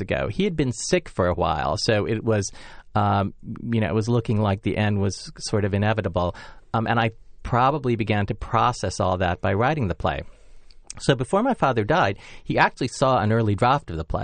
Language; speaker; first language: English; native; English